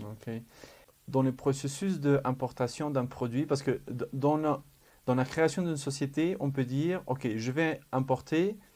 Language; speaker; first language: French; non-native, fluent; Spanish